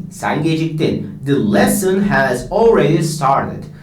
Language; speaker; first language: English; non-native, fluent; Turkish